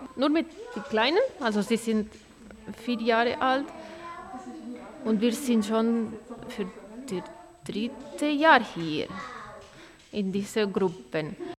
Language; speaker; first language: German; non-native, learner; Spanish